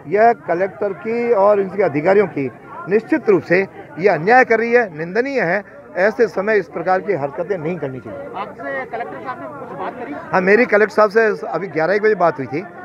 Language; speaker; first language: Hindi; native; Hindi